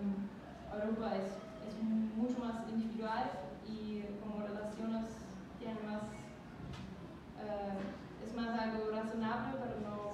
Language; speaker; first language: Spanish; non-native, learner; German